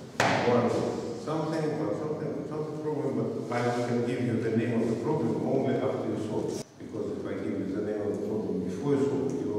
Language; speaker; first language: English; non-native, fluent; Russian